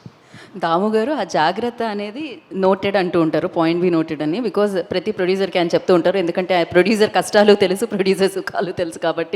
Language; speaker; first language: Telugu; native; Telugu